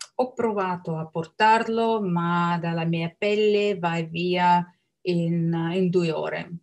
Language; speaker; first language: Italian; non-native, fluent; Russian